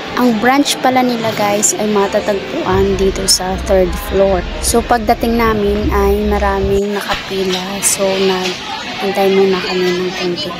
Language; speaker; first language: Filipino; non-native, local second language; Hiligaynon